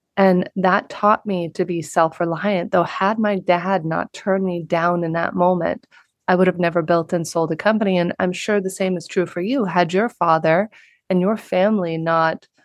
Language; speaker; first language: English; native; English